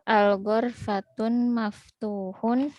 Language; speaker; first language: Arabic; non-native, learner; Indonesian